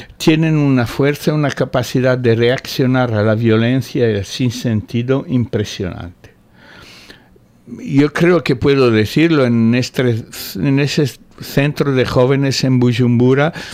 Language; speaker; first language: Spanish; non-native, fluent; Italian